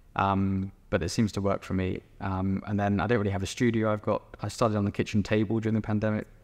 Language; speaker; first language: English; native; English